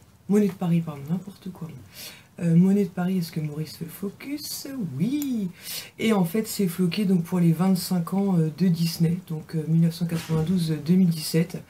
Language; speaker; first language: French; native; French